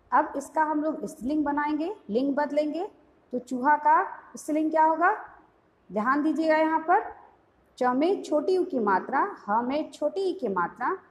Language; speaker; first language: Hindi; native; Hindi